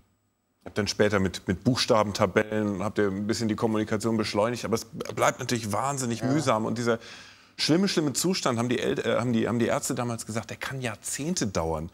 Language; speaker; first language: German; native; German